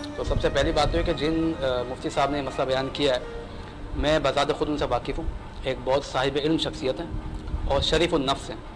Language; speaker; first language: Urdu; native; Urdu